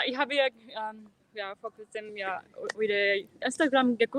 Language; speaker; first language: German; non-native, learner; Japanese